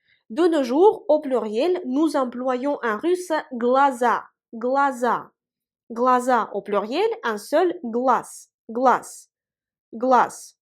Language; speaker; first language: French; non-native, fluent; Russian